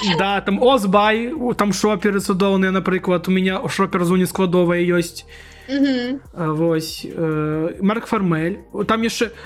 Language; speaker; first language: Belarusian; non-native, local second language; Russian